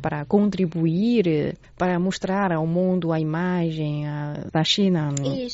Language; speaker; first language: Portuguese; non-native, fluent; Chinese